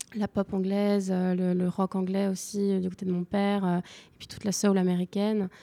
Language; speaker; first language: French; native; French